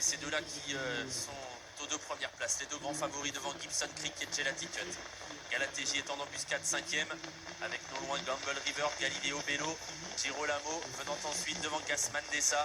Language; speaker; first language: French; native; French